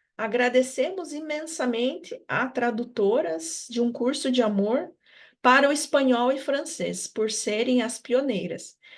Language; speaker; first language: Portuguese; native; Portuguese